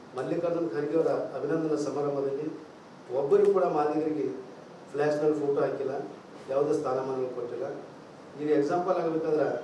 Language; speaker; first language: Kannada; native; Kannada